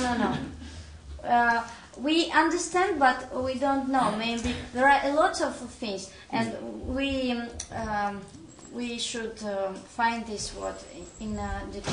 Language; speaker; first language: English; non-native, learner; Russian